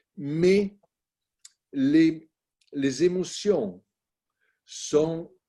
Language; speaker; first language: French; non-native, learner; Italian